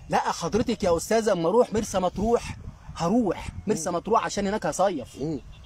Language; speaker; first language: Arabic; native; Arabic